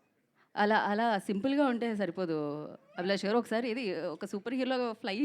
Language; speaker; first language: Telugu; native; Telugu